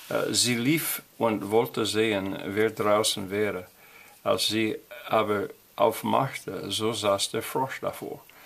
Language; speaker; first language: German; non-native, learner; English